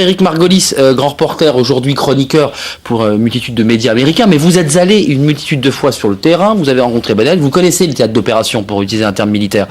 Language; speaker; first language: French; native; French